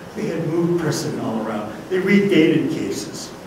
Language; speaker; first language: English; native; English